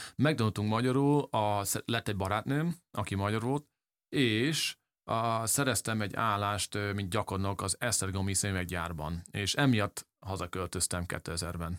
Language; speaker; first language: Hungarian; early bilingual, heritage; English